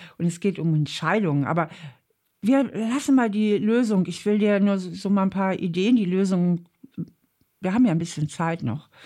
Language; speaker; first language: German; native; German